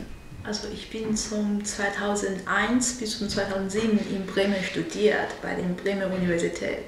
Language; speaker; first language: German; non-native, learner; Chinese